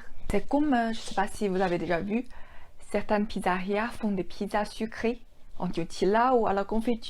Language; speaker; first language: French; non-native, fluent; Chinese